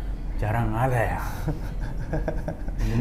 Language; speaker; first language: Indonesian; non-native, fluent; Japanese